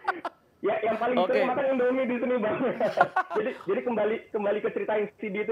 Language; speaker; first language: Indonesian; native; Indonesian